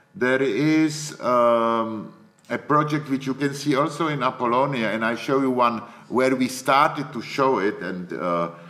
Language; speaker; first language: English; non-native, fluent; Czech